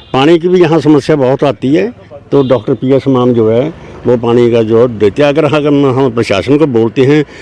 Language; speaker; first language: Hindi; non-native, local second language; Punjabi